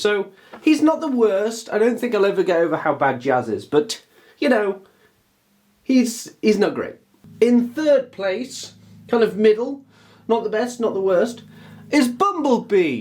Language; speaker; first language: English; native; English